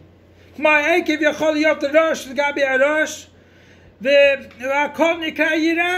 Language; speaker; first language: Hebrew; non-native, fluent; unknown